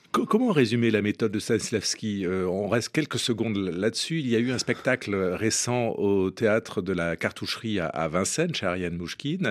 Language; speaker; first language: French; native; French